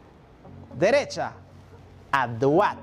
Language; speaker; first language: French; non-native, fluent; Spanish